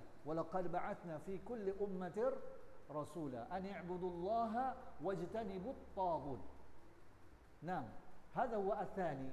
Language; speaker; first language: Arabic; non-native, learner; Indonesian